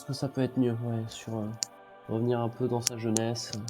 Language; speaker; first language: French; native; French